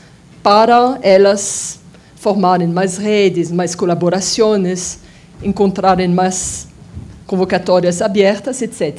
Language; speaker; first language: Spanish; non-native, fluent; French